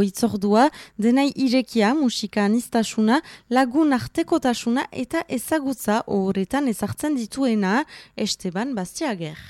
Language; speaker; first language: Basque; native; Basque